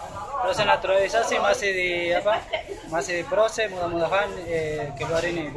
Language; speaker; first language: Indonesian; non-native, learner; Spanish